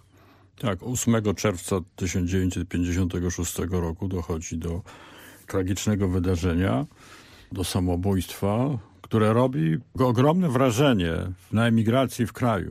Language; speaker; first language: Polish; native; Polish